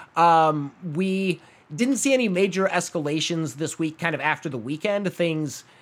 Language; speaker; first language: English; native; English